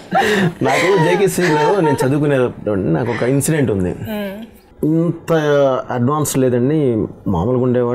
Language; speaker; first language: Telugu; native; Telugu